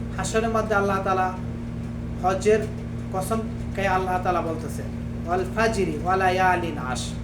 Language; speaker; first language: Bangla; native; Bangla